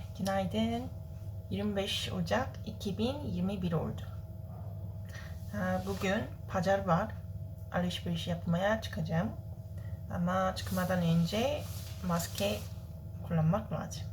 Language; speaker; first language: Turkish; non-native, learner; Korean